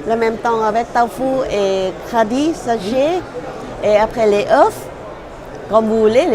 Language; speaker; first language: French; non-native, learner; Thai